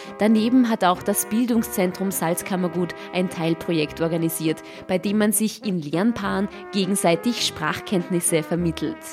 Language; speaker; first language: German; native; German